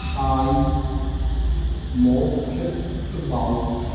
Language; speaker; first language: Vietnamese; non-native, learner; Hindi